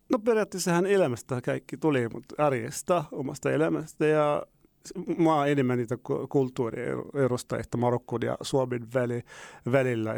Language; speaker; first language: Finnish; non-native, fluent; Arabic